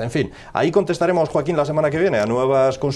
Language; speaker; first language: Spanish; native; Spanish